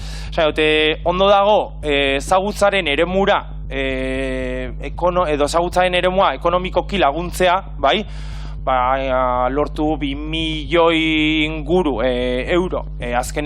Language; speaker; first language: Basque; native; Basque